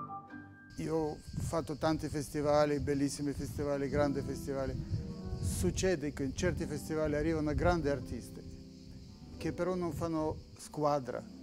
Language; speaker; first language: Italian; non-native, fluent; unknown